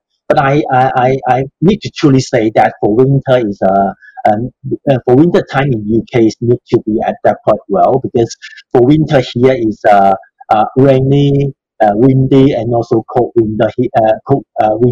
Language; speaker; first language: English; non-native, local second language; Cantonese